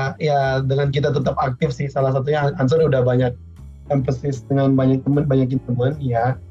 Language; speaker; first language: Indonesian; non-native, local second language; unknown